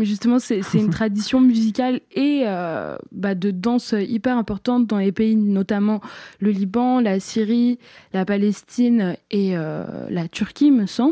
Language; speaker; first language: French; early bilingual, other home language; Arabic